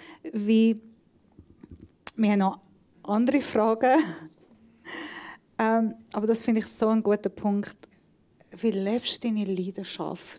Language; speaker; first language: German; non-native, fluent; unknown